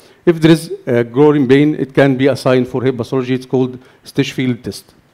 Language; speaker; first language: English; non-native, fluent; Arabic